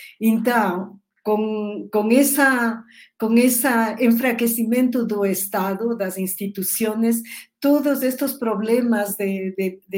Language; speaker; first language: Portuguese; non-native, learner; Spanish